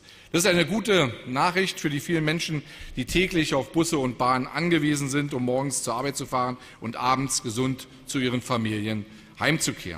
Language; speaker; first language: German; native; German